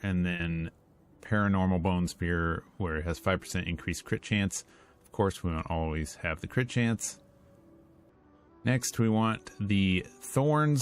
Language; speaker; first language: English; native; English